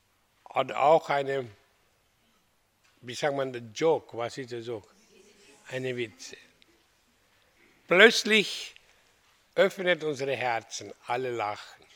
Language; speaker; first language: German; non-native, learner; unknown